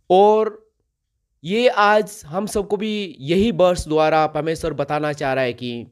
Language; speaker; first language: Hindi; non-native, local second language; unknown